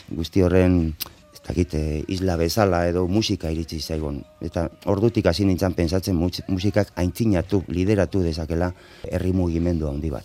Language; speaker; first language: Basque; non-native, local second language; Spanish